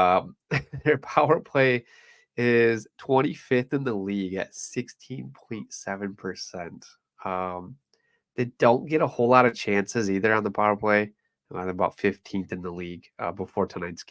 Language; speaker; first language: English; native; English